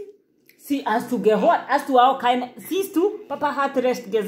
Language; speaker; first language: German; non-native, local second language; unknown